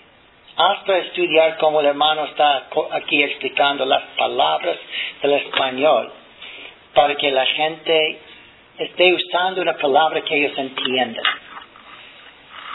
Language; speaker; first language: Spanish; non-native, fluent; English